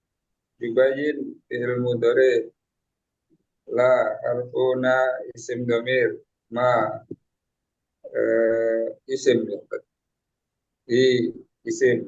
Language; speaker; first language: Arabic; non-native, learner; Indonesian